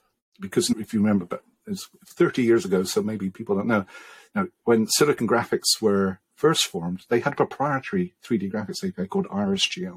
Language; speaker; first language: English; native; English